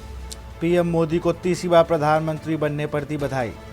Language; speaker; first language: Hindi; native; Hindi